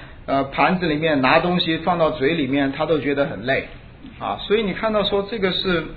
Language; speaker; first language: Chinese; native; Chinese